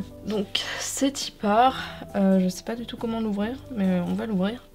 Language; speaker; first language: French; native; French